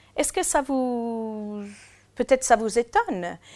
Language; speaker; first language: French; non-native, fluent; English